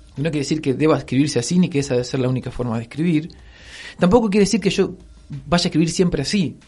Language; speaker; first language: Spanish; native; Spanish